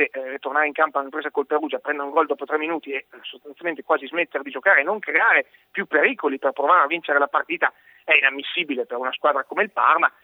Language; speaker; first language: Italian; native; Italian